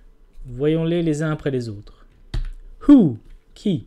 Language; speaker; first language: French; non-native, fluent; English